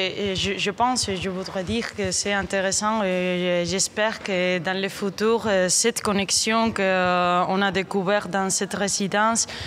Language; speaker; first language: French; non-native, learner; Spanish